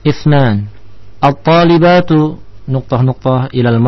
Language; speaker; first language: Arabic; non-native, learner; Indonesian